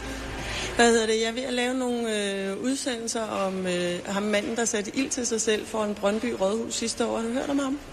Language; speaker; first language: Danish; native; Danish